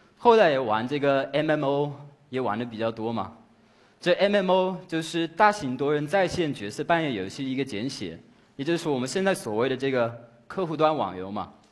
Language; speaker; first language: Chinese; non-native, fluent; English